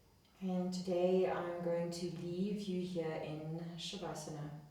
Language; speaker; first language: English; native; English